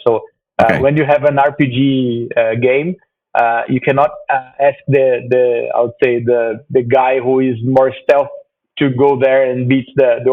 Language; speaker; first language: English; non-native, fluent; Portuguese